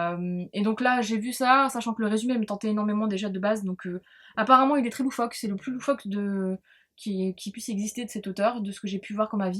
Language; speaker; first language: French; native; French